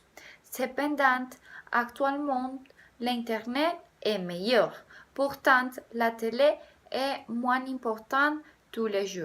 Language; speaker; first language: French; non-native, learner; Spanish